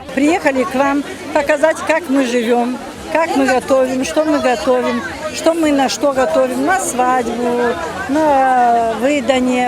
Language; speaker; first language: Russian; non-native, local second language; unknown